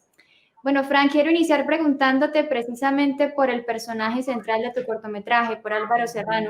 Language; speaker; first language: Spanish; native; Spanish